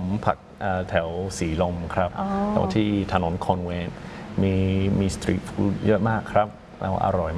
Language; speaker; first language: Thai; non-native, fluent; English